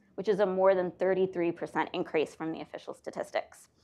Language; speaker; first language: English; native; English